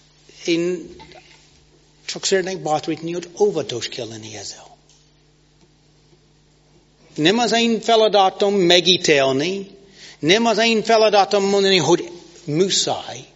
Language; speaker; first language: Hungarian; non-native, fluent; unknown